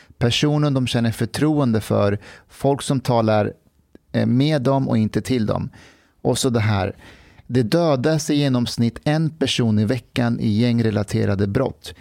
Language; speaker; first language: Swedish; early bilingual, other home language; Persian